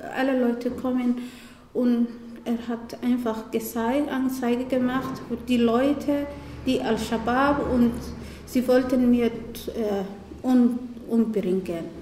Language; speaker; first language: German; non-native, learner; Somali